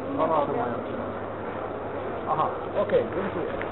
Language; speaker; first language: Polish; non-native, learner; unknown